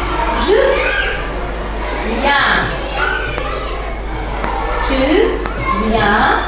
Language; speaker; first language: French; non-native, fluent; Arabic